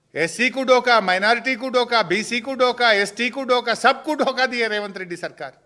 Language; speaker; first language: Hindi; non-native, local second language; Telugu